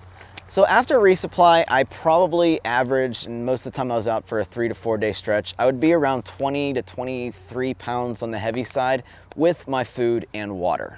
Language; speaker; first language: English; native; English